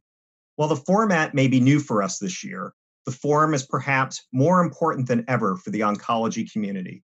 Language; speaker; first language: English; native; English